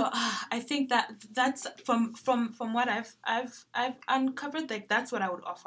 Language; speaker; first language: English; non-native, local second language; Ganda